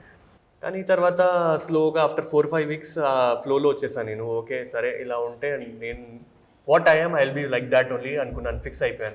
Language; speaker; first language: Telugu; non-native, fluent; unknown